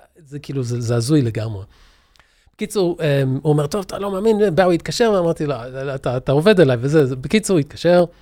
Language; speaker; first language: Hebrew; early bilingual, other home language; English